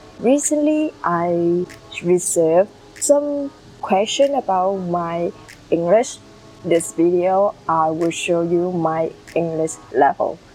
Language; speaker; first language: English; non-native, learner; Vietnamese